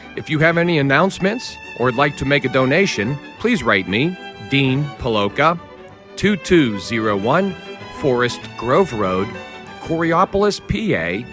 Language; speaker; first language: English; native; English